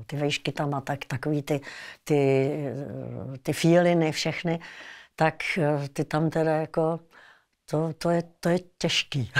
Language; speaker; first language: Czech; native; Czech